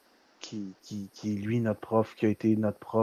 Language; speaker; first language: French; native; French